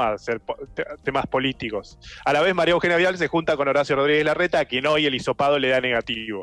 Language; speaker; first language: Spanish; native; Spanish